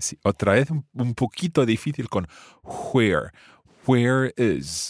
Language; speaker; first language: Spanish; non-native, fluent; English